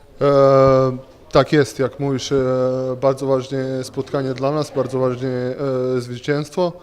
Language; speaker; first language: Polish; non-native, learner; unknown